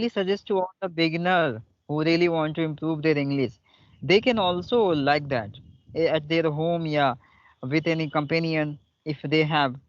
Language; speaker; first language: English; non-native, local second language; Hindi